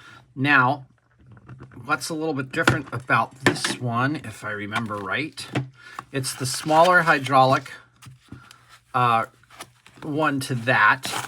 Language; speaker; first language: English; native; English